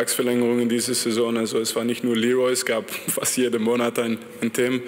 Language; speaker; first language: German; non-native, fluent; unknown